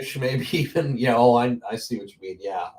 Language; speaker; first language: English; native; English